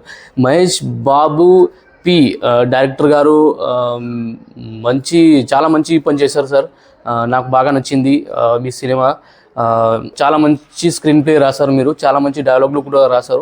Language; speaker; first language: Telugu; non-native, learner; Marathi